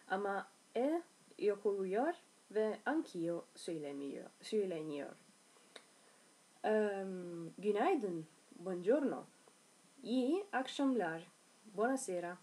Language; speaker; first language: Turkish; non-native, learner; Italian